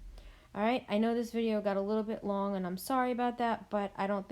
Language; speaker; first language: English; native; English